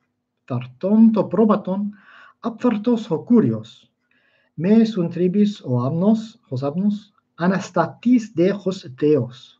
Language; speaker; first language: Greek; non-native, fluent; English